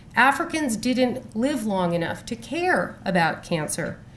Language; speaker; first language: English; native; English